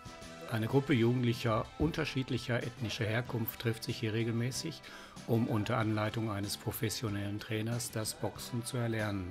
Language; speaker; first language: German; native; German